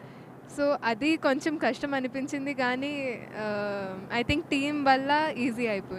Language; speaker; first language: Telugu; non-native, fluent; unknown